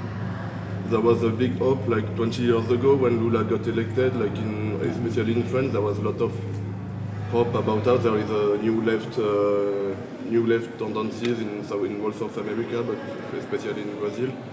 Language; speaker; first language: English; non-native, fluent; French